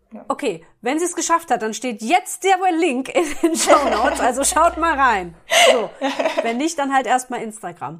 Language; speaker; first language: German; native; German